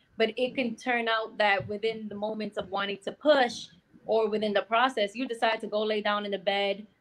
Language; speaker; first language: English; native; English